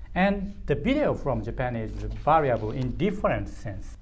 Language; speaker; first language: English; non-native, learner; Japanese